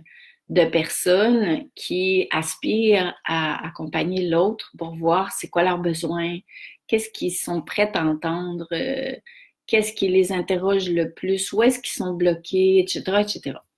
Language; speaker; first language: French; native; French